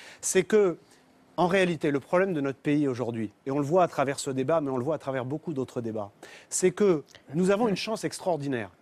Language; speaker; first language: French; native; French